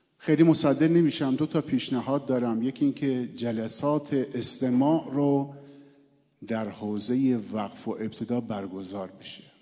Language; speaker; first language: Persian; native; Persian